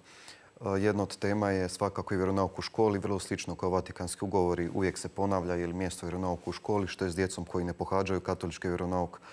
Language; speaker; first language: Croatian; native; Croatian